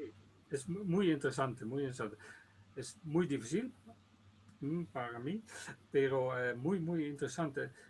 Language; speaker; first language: Spanish; non-native, learner; Dutch